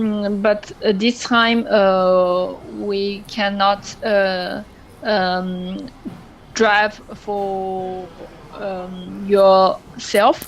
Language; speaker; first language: English; non-native, learner; French